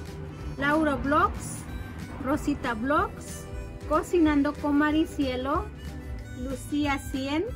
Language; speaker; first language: Spanish; native; Spanish